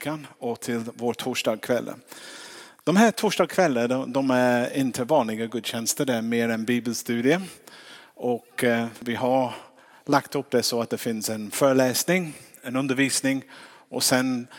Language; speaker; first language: Swedish; non-native, fluent; English